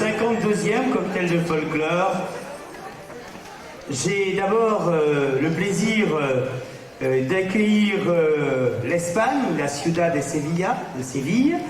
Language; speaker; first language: French; native; French